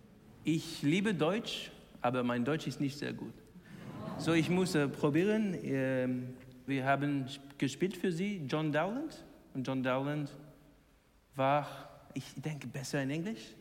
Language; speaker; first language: German; non-native, learner; English